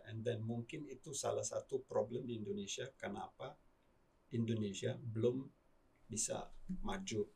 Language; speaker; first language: Indonesian; non-native, fluent; English